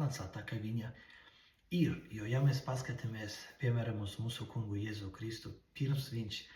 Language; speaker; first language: Latvian; non-native, local second language; Russian